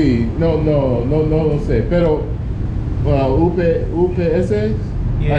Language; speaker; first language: Spanish; non-native, learner; English